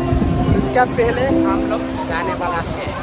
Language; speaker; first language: Hindi; non-native, local second language; Assamese